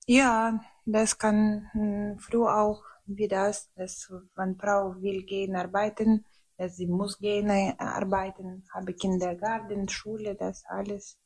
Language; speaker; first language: German; non-native, learner; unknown